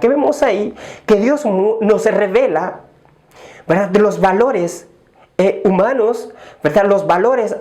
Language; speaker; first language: Spanish; native; Spanish